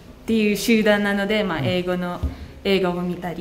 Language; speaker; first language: Japanese; early bilingual, other home language; Cebuano